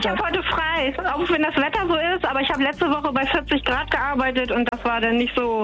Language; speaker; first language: German; native; German